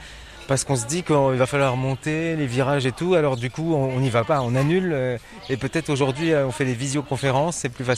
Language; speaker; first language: French; native; French